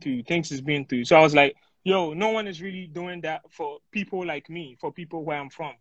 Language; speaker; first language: English; non-native, local second language; Akan